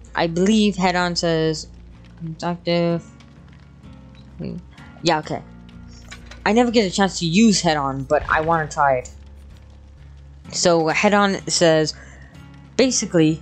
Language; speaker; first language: English; native; English